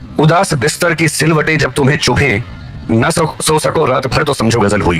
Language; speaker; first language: Hindi; native; Hindi